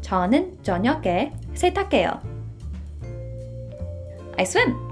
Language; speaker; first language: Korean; non-native, fluent; English